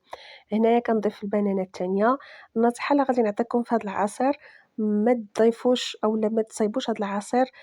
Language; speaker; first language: Arabic; native; Arabic